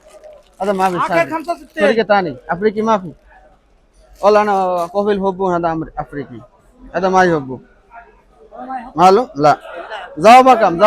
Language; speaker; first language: Arabic; non-native, learner; Bangla